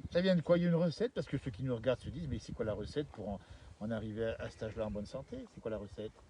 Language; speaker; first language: French; native; French